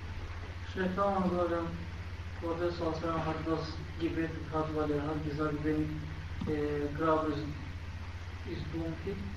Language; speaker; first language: German; non-native, learner; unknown